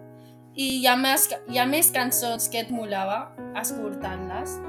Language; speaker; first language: Spanish; early bilingual, other home language; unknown